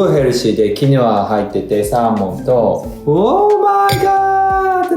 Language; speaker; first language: Japanese; native; Japanese